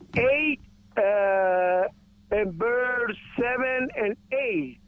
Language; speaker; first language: English; non-native, learner; Spanish